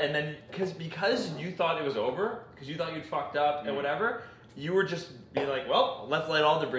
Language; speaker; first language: English; non-native, fluent; French